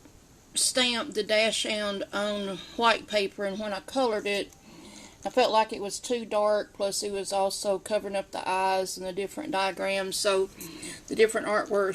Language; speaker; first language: English; native; English